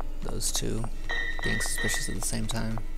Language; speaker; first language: English; native; English